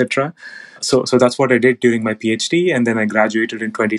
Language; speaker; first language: English; non-native, local second language; Telugu